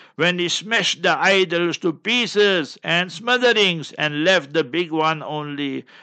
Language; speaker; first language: English; native; English